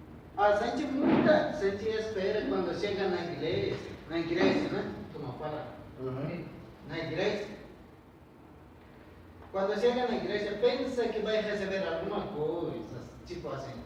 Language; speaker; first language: Portuguese; non-native, learner; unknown